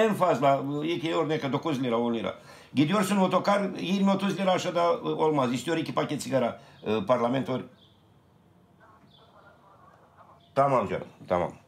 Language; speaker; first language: Turkish; non-native, learner; Romanian